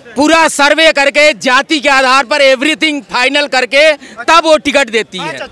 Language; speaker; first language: Hindi; native; Hindi